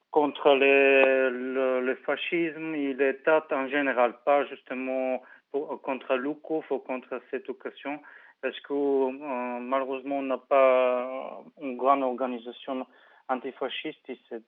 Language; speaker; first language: French; non-native, fluent; Bulgarian